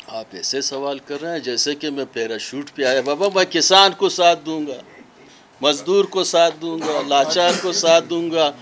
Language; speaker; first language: Urdu; non-native, local second language; Baluchi